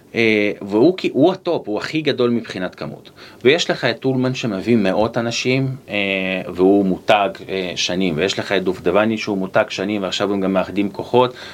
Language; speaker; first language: Hebrew; native; Hebrew